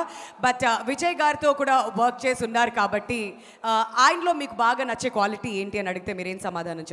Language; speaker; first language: Telugu; native; Telugu